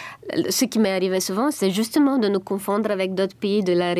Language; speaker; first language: French; non-native, fluent; Bulgarian